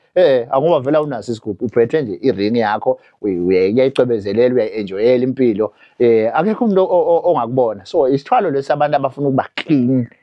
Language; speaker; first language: Zulu; non-native, local second language; Swati